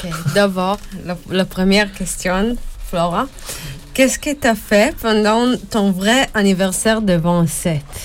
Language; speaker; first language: French; non-native, learner; Hebrew